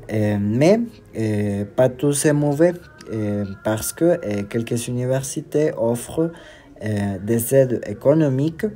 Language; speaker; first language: French; non-native, learner; Spanish